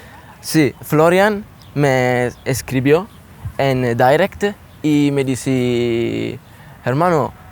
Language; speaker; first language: Spanish; non-native, learner; Italian